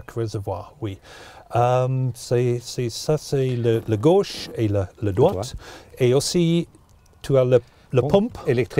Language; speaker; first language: French; non-native, learner; English